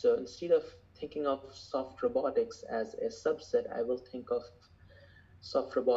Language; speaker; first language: English; non-native, local second language; Bangla